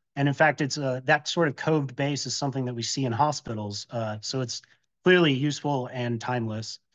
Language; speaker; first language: English; native; English